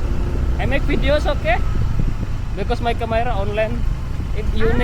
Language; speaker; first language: English; non-native, learner; Indonesian